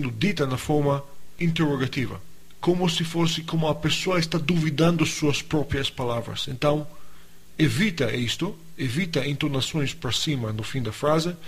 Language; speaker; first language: Portuguese; non-native, fluent; English